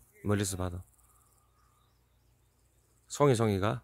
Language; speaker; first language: Korean; native; Korean